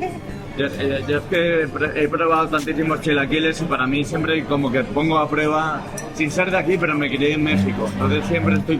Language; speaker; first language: Spanish; native; Spanish